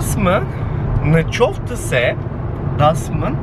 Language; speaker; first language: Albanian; non-native, learner; Turkish